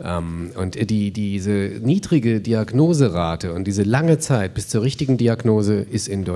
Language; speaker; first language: German; native; German